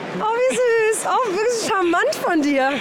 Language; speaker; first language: German; native; German